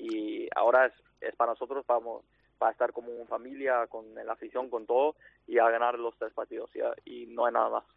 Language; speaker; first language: Spanish; non-native, fluent; English